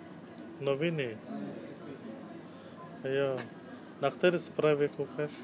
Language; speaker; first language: Czech; non-native, learner; Turkish